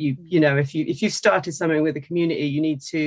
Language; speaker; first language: English; native; English